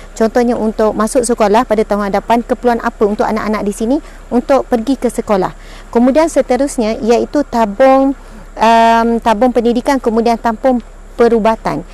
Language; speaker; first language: Malay; native; Malay